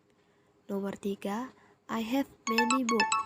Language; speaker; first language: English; non-native, learner; Indonesian